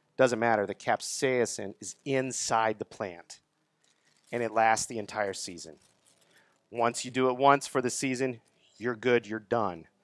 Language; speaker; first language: English; native; English